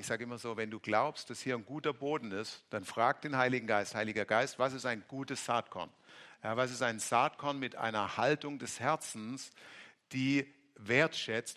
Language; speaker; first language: German; native; German